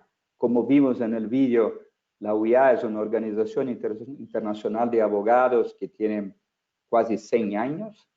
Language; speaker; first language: Spanish; non-native, fluent; Portuguese